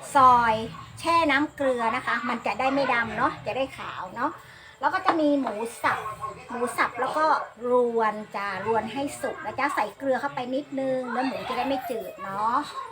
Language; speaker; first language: Thai; native; Thai